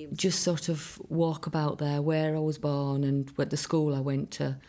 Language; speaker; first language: English; early bilingual, other home language; Irish